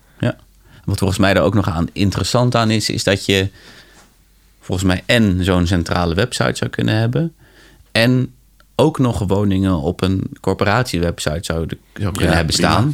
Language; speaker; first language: Dutch; native; Dutch